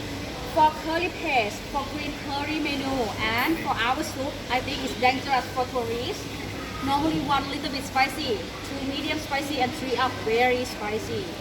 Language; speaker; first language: English; non-native, learner; Thai